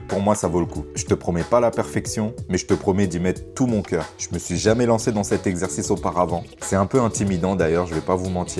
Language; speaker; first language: French; native; French